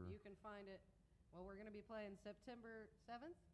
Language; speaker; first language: English; native; English